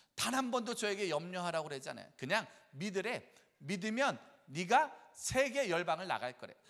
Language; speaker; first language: Korean; native; Korean